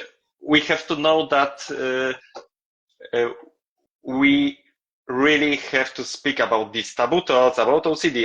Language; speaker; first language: English; non-native, learner; Polish